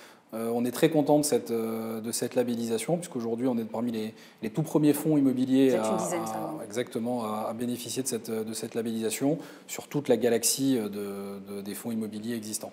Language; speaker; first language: French; native; French